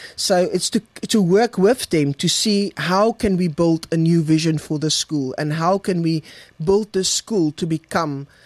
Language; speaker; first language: English; non-native, local second language; Afrikaans